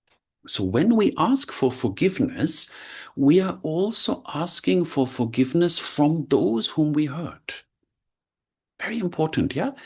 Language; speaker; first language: English; non-native, fluent; German